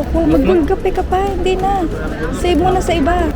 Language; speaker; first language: Filipino; native; Filipino